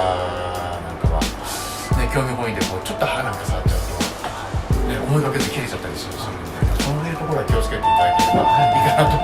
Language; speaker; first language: Japanese; native; Japanese